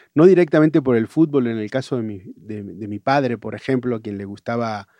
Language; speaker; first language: Spanish; native; Spanish